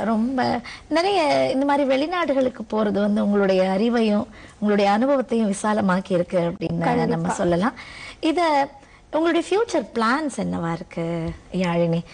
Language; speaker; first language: Tamil; native; Tamil